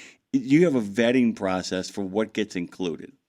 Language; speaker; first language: English; native; English